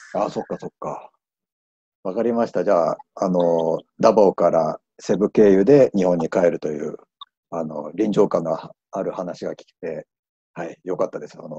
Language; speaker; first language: Japanese; native; Japanese